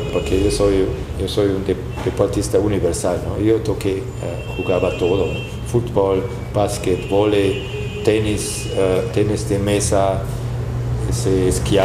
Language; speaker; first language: Spanish; non-native, fluent; German